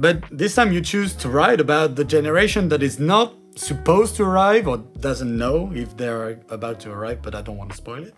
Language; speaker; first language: English; non-native, fluent; French